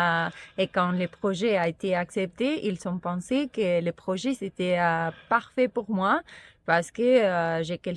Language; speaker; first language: French; non-native, fluent; Spanish